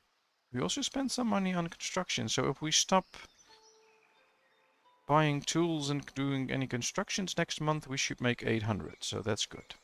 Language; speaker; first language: English; non-native, fluent; Dutch